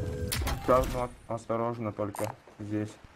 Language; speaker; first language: Russian; non-native, local second language; Latvian